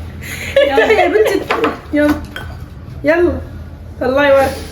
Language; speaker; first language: Arabic; native; Arabic